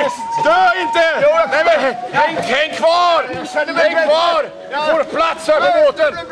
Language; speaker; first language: Swedish; native; Swedish